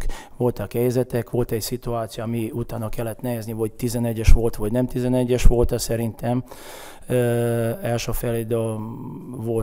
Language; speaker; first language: Hungarian; non-native, learner; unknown